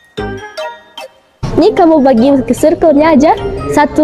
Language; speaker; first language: Indonesian; non-native, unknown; German